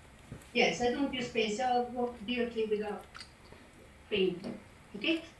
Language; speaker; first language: English; non-native, fluent; Macedonian